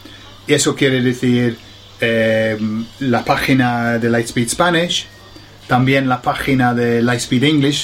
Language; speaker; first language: Spanish; non-native, fluent; English